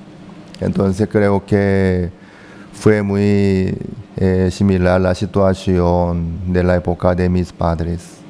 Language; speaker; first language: Spanish; non-native, fluent; Korean